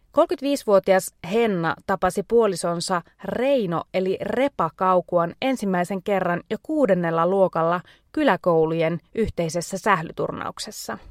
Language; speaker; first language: Finnish; native; Finnish